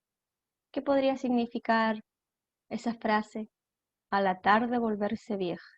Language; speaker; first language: Spanish; native; Spanish